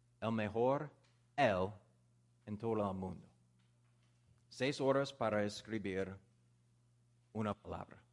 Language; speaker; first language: Spanish; non-native, learner; English